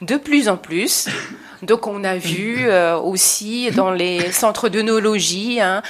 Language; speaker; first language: French; non-native, fluent; Chinese